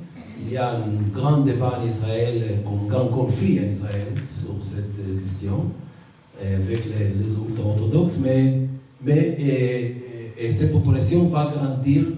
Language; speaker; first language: French; non-native, learner; Hebrew